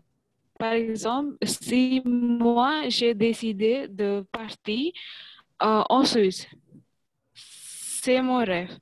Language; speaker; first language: French; non-native, learner; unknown